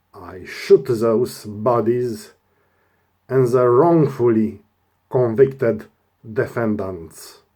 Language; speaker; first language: English; non-native, learner; Romanian